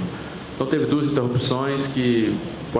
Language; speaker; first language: Portuguese; native; Portuguese